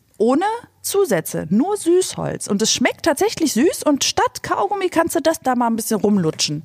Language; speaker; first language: German; native; German